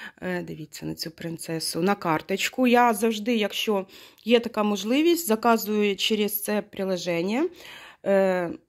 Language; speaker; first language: Ukrainian; non-native, local second language; Russian